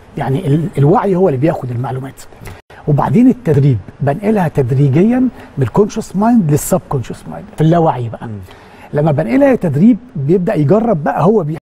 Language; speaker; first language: Egyptian Arabic; native; Egyptian Arabic